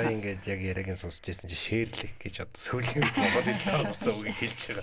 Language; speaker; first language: Mongolian; native; Mongolian